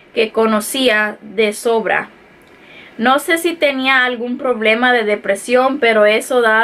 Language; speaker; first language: Spanish; early bilingual, heritage; Spanish